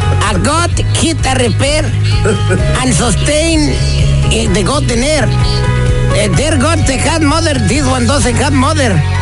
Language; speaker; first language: English; non-native, learner; Spanish